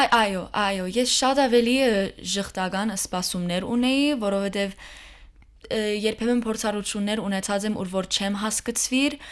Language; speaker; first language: Armenian; early bilingual, heritage; Armenian